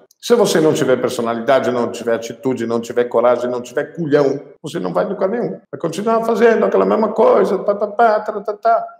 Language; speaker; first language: Portuguese; non-native, fluent; Italian